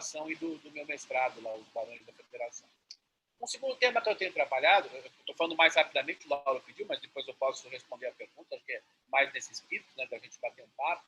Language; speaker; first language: Portuguese; native; Portuguese